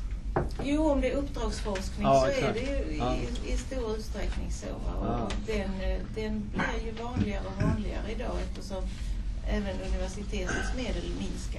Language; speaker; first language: Swedish; native; Swedish